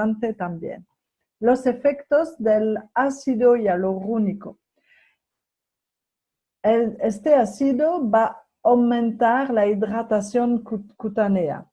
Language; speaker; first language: Spanish; non-native, fluent; French